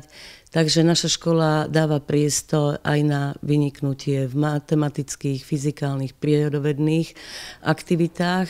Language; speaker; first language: Slovak; native; Slovak